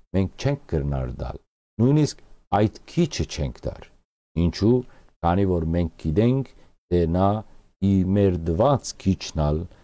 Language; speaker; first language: Armenian; early bilingual, heritage; Armenian